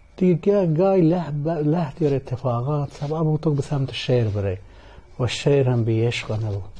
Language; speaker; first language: Persian; non-native, local second language; Baluchi